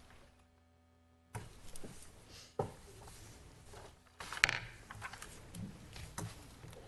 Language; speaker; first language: English; native; English